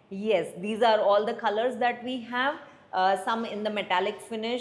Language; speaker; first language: English; non-native, local second language; Telugu